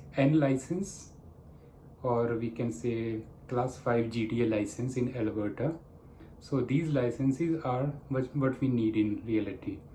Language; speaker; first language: English; non-native, local second language; Punjabi